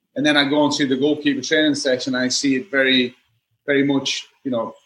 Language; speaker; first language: English; native; English